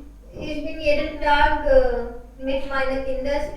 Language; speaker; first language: German; non-native, learner; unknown